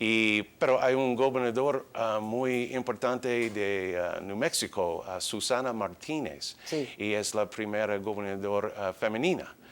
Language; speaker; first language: Spanish; early bilingual, heritage; English